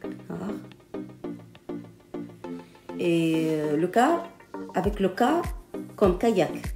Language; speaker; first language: French; non-native, local second language; Arabic